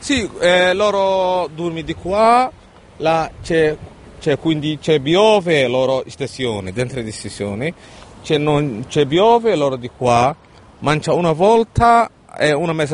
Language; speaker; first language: Italian; non-native, learner; Somali